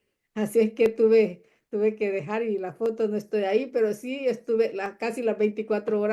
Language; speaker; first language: Spanish; native; Spanish